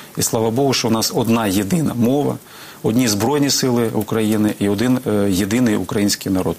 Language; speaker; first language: Ukrainian; native; Ukrainian